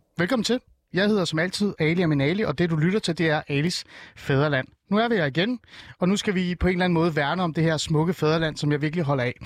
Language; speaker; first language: Danish; early bilingual, other home language; Persian